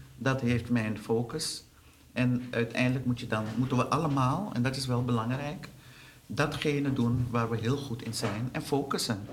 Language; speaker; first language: Dutch; native; Dutch